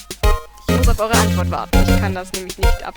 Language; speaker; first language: German; native; German